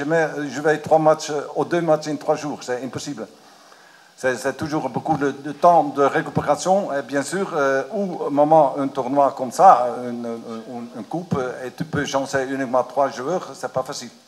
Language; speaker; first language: French; non-native, learner; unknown